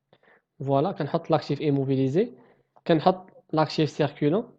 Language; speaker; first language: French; non-native, local second language; Arabic